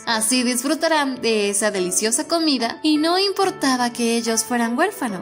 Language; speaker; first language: Spanish; native; Spanish